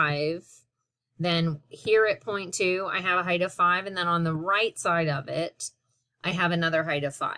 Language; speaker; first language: English; native; English